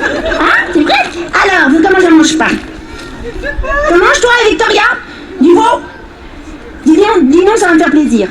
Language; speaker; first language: French; native; French